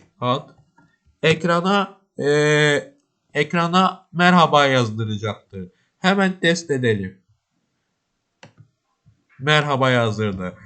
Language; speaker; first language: Turkish; native; Turkish